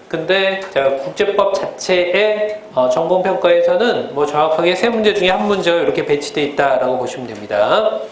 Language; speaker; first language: Korean; native; Korean